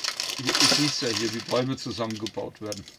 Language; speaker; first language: German; native; German